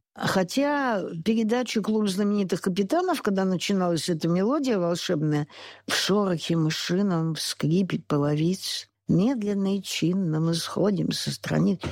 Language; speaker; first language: Russian; native; Russian